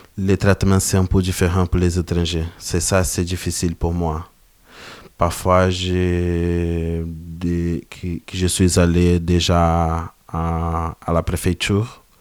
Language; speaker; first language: French; non-native, learner; Portuguese